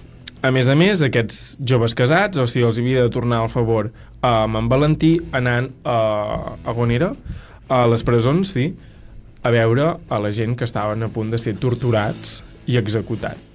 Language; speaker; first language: Catalan; native; Catalan